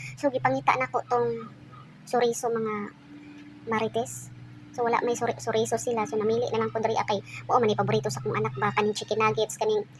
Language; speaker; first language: Cebuano; non-native, local second language; Hiligaynon